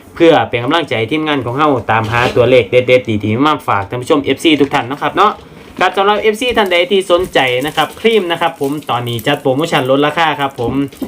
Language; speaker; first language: Thai; native; Thai